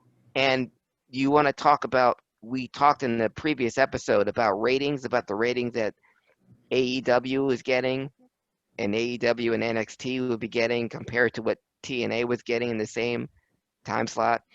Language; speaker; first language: English; native; English